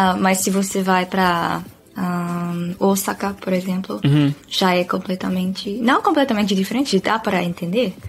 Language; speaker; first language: Portuguese; non-native, fluent; Dutch